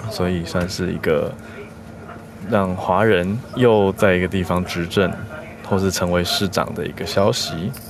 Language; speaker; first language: Chinese; native; Chinese